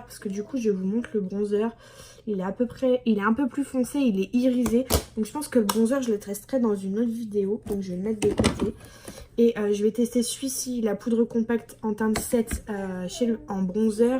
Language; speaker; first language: French; native; French